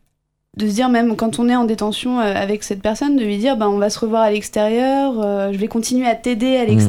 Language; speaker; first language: French; native; French